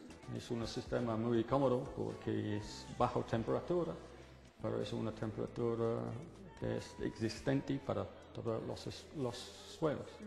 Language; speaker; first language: Spanish; non-native, fluent; English